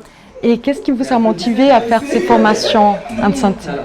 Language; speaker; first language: French; native; French